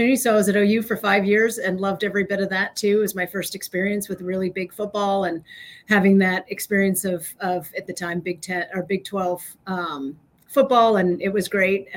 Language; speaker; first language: English; native; English